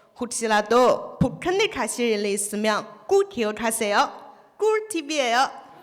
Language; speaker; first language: Korean; non-native, learner; Chinese